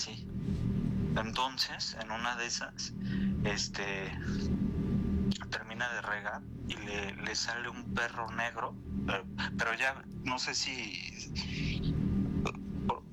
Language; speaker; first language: Spanish; native; Spanish